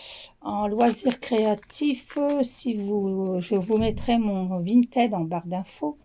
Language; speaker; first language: French; native; French